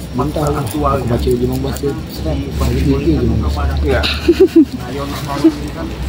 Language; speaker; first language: Indonesian; native; Indonesian